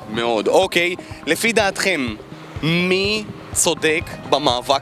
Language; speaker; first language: Hebrew; native; Hebrew